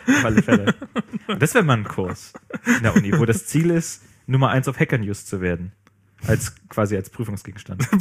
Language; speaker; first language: German; native; German